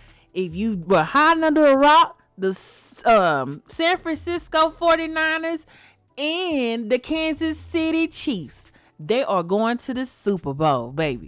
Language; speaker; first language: English; native; English